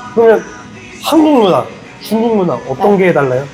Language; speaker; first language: Korean; native; Korean